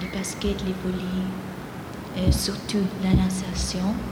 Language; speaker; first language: French; non-native, fluent; Greek